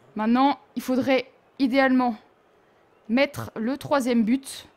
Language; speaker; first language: French; native; French